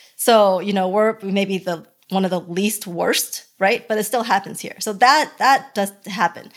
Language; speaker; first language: English; early bilingual, other home language; Chinese